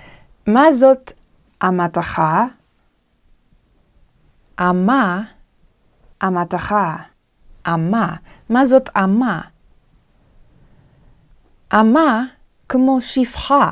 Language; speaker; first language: Hebrew; non-native, fluent; English